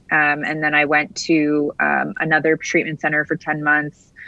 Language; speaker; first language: English; native; English